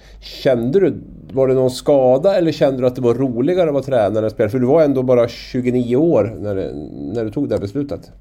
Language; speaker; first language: Swedish; native; Swedish